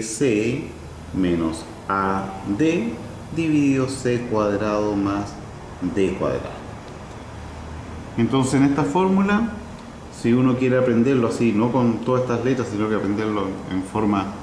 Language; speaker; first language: Spanish; native; Spanish